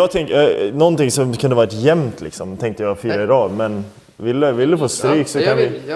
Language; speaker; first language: Swedish; native; Swedish